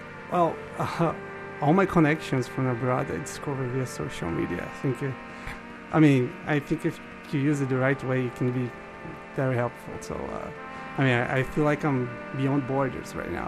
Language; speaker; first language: English; non-native, fluent; Portuguese